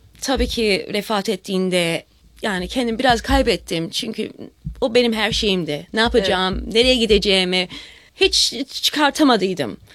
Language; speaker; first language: Turkish; early bilingual, heritage; Turkish